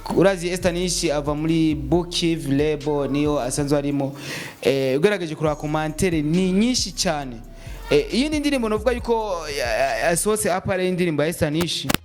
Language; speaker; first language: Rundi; native; Rundi